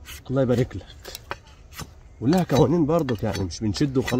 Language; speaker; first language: Arabic; native; Arabic